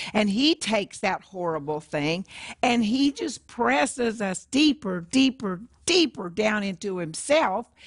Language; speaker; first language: English; native; English